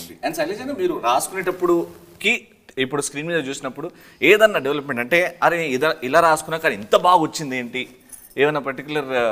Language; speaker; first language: Telugu; native; Telugu